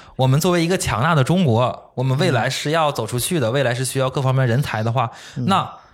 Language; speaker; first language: Chinese; native; Chinese